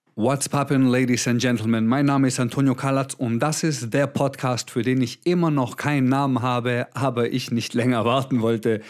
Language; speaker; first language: German; early bilingual, other home language; Croatian